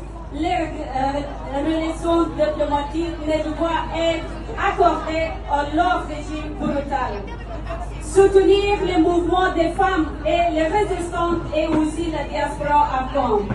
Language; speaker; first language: French; non-native, fluent; Persian